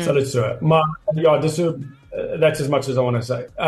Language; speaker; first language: English; non-native, local second language; Afrikaans